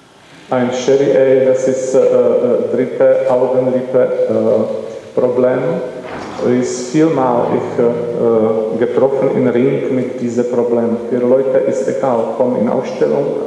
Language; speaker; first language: German; non-native, learner; Czech